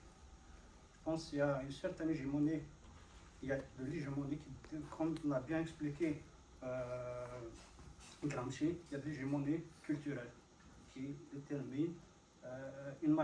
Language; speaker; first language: French; non-native, fluent; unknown